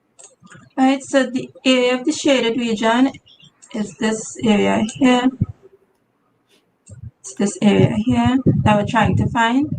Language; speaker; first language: English; native; English